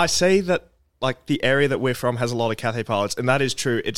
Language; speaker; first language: English; native; English